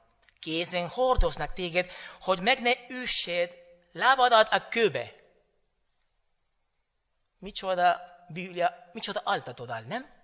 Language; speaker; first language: Hungarian; non-native, learner; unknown